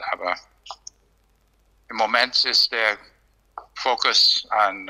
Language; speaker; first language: German; non-native, fluent; English